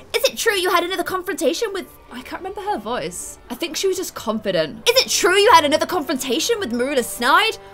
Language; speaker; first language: English; native; English